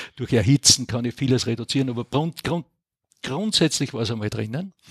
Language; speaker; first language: German; native; German